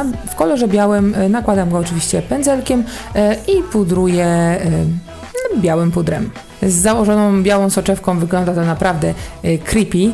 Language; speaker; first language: Polish; native; Polish